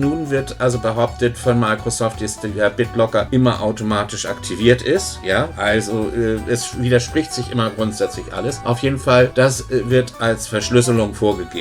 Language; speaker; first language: German; native; German